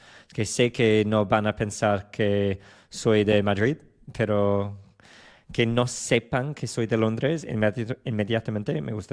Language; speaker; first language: Spanish; non-native, fluent; English